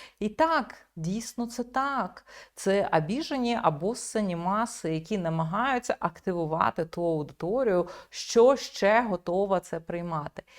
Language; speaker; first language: Ukrainian; native; Ukrainian